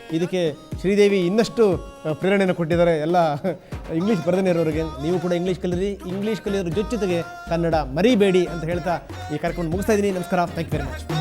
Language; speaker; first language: Kannada; native; Kannada